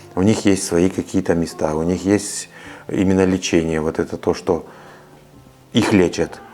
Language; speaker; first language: Russian; native; Russian